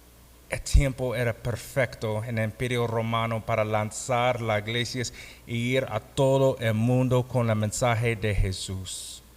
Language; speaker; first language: Spanish; non-native, fluent; English